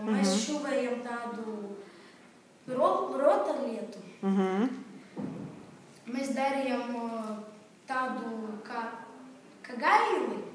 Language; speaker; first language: Latvian; non-native, local second language; Russian